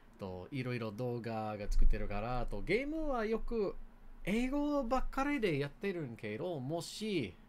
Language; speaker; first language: Japanese; non-native, learner; English